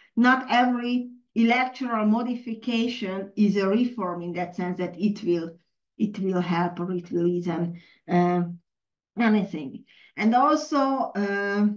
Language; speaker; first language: English; non-native, fluent; Hungarian